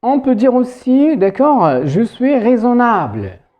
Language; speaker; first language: French; non-native, local second language; Arabic